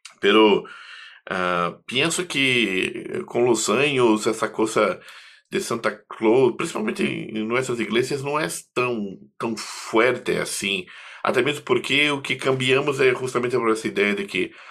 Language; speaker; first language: Spanish; non-native, fluent; Portuguese